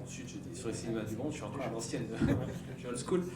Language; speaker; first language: French; native; French